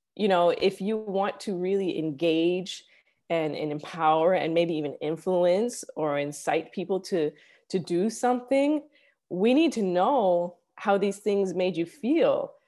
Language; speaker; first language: English; native; English